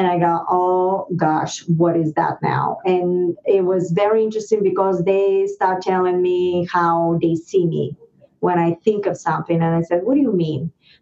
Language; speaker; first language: English; non-native, fluent; Bulgarian